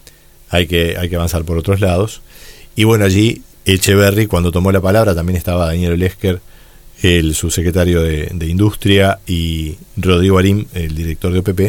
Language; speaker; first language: Spanish; native; Spanish